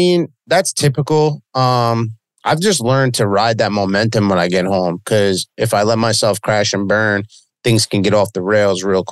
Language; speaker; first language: English; native; English